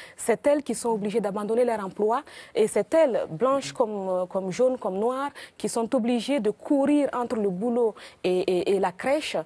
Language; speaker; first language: French; non-native, local second language; Mossi